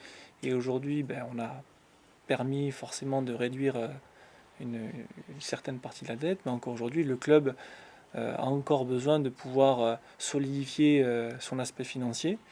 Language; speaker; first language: French; native; French